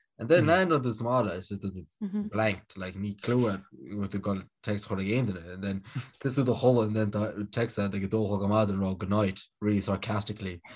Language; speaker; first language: Irish; native; Irish